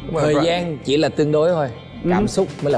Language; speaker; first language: Vietnamese; native; Vietnamese